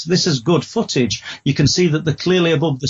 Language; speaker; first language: English; native; English